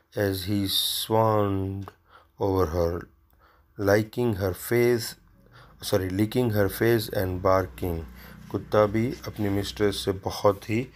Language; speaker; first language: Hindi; non-native, local second language; Gujarati